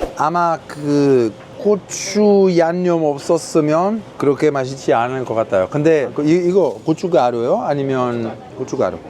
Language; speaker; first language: Korean; non-native, fluent; Italian